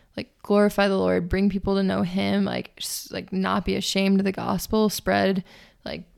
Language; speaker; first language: English; native; English